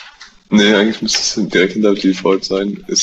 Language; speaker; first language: German; native; German